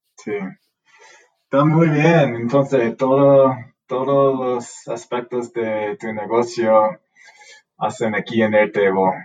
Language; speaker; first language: Spanish; non-native, learner; English